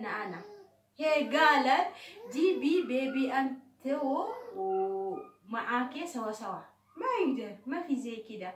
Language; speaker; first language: Arabic; non-native, learner; Oromo